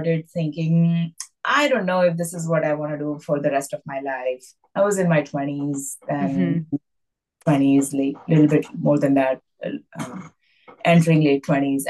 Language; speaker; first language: English; non-native, local second language; Hindi